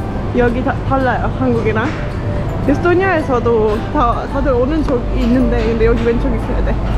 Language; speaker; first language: Korean; non-native, fluent; Estonian